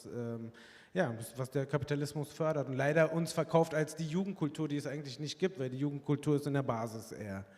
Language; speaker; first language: German; early bilingual, other home language; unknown